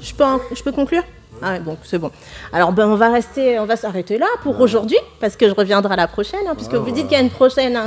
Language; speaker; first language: French; native; French